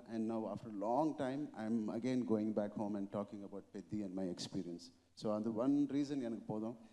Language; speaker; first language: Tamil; non-native, local second language; Telugu